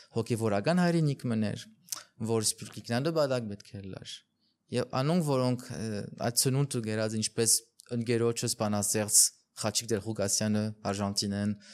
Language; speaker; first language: Armenian; early bilingual, heritage; Armenian